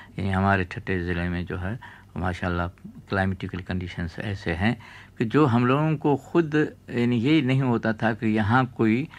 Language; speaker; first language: Urdu; non-native, local second language; Sindhi